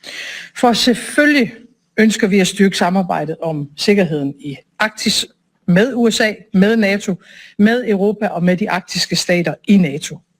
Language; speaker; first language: Danish; native; Danish